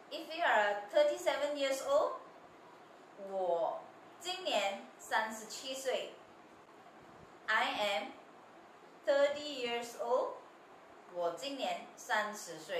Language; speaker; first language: Chinese; non-native, fluent; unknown